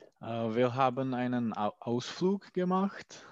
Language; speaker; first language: German; non-native, learner; Czech